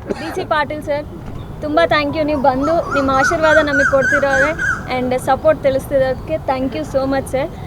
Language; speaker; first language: Kannada; non-native, local second language; Telugu